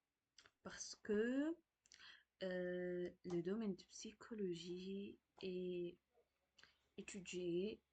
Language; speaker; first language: French; non-native, learner; Arabic